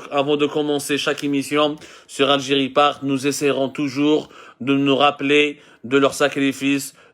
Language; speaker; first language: French; non-native, local second language; Arabic